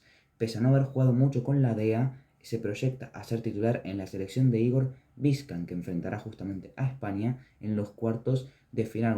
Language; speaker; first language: Spanish; native; Spanish